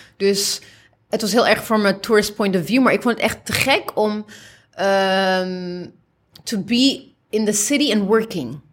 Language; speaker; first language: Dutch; early bilingual, other home language; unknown